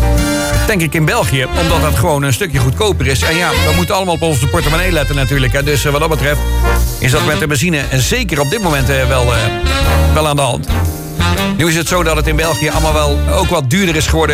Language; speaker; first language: Dutch; native; Dutch